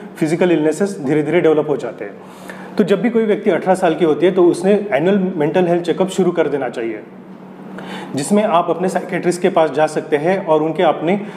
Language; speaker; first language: Hindi; non-native, local second language; Marathi